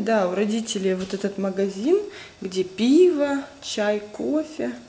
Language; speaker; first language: Russian; native; Russian